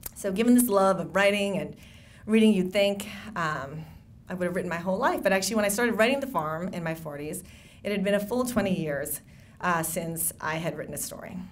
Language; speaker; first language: English; native; English